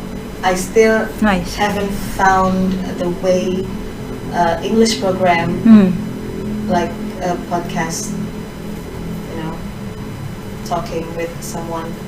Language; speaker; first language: English; non-native, fluent; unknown